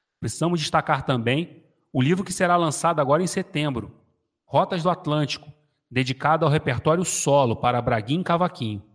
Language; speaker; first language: Portuguese; native; Portuguese